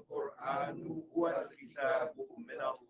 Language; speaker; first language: Arabic; non-native, learner; English